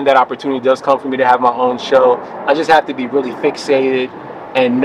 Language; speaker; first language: English; native; English